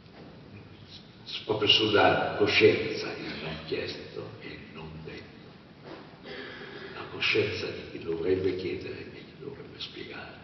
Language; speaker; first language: Italian; native; Italian